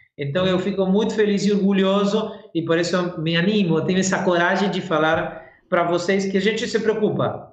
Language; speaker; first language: Portuguese; non-native, fluent; Spanish